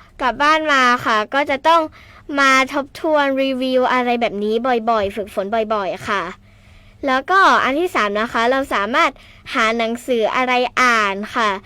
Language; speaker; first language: Thai; native; Thai